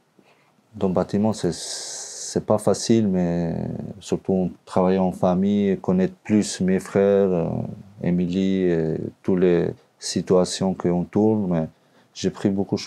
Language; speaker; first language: French; non-native, learner; Albanian